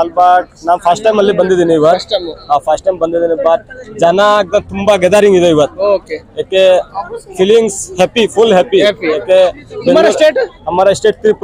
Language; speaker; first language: Kannada; non-native, fluent; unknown